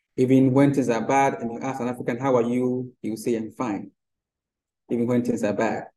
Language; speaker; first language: English; non-native, local second language; Akan